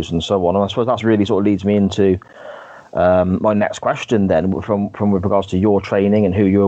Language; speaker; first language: English; native; English